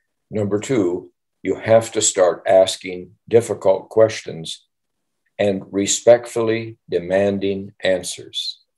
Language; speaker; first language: English; native; English